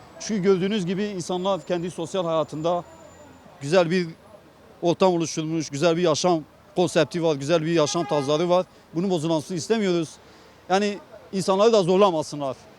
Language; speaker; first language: Turkish; non-native, local second language; Kurdish